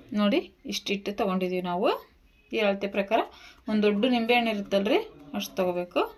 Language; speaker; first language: Kannada; native; Kannada